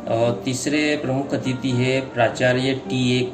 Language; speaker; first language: Hindi; non-native, local second language; Marathi